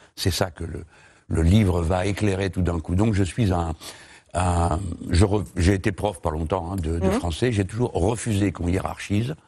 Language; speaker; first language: French; native; French